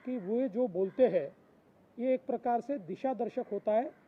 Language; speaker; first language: Hindi; non-native, local second language; Marathi